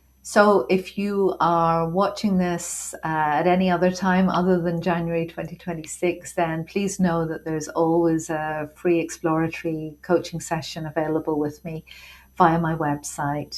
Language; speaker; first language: English; native; English